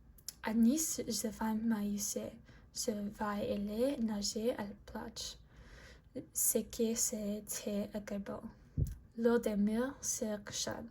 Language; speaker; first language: French; non-native, learner; English